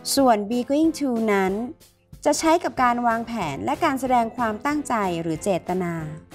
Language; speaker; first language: Thai; native; Thai